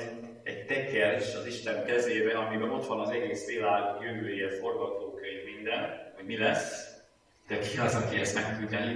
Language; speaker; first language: Hungarian; native; Hungarian